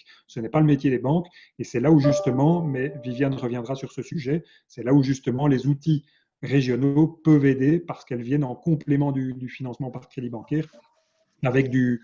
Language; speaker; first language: French; native; French